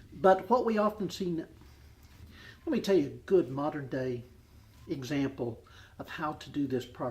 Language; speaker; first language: English; native; English